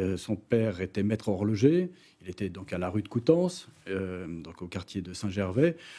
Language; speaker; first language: French; native; French